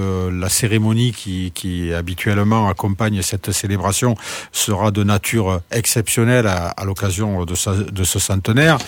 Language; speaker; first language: French; native; French